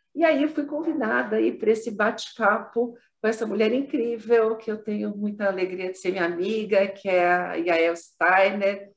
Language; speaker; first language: Portuguese; native; Portuguese